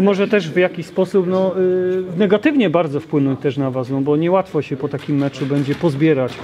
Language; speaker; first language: Polish; native; Polish